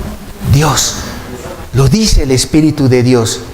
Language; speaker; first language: Spanish; native; Spanish